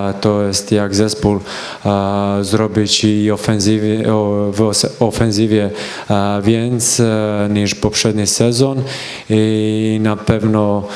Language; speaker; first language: Polish; non-native, learner; Croatian